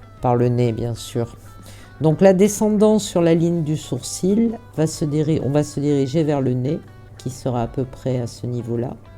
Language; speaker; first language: French; native; French